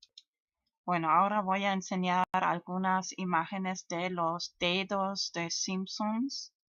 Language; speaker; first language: Spanish; non-native, learner; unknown